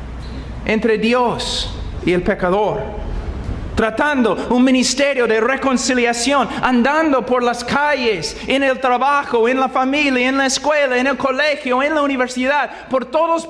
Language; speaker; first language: Spanish; non-native, fluent; English